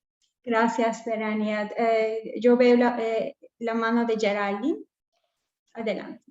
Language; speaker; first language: Spanish; non-native, fluent; English